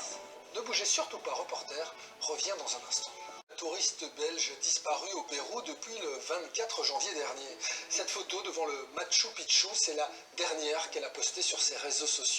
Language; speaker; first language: French; native; French